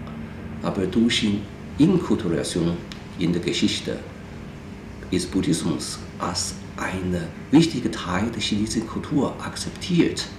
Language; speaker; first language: German; non-native, fluent; Chinese